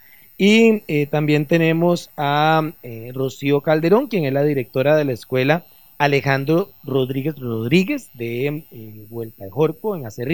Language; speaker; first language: Spanish; native; Spanish